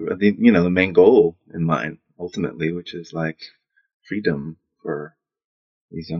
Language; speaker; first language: English; native; English